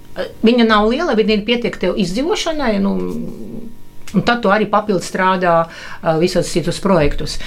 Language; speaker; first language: Latvian; non-native, local second language; Russian